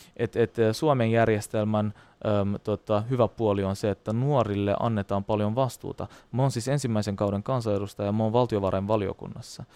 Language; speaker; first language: Finnish; non-native, fluent; Turkish